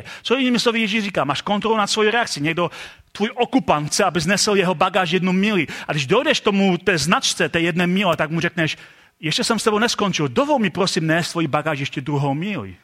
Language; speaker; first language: Czech; native; Czech